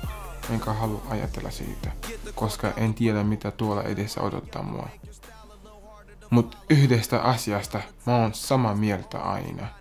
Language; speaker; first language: Finnish; non-native, fluent; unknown